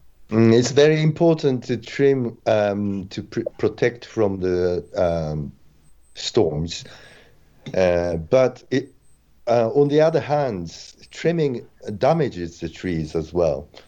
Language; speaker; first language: English; non-native, fluent; Japanese